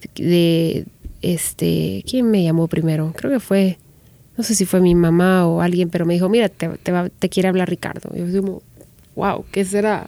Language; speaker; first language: Spanish; native; Spanish